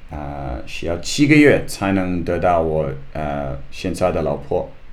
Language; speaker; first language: Chinese; non-native, learner; English